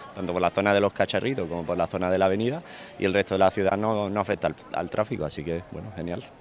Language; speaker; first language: Spanish; non-native, fluent; English